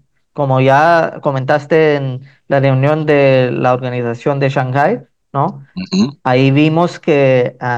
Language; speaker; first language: Spanish; non-native, fluent; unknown